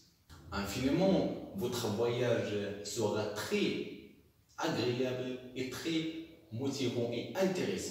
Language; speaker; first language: French; non-native, local second language; Arabic